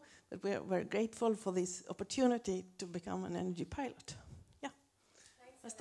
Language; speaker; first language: English; non-native, fluent; Swedish